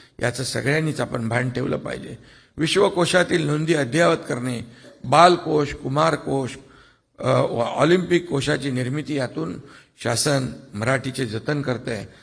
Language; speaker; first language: Marathi; native; Marathi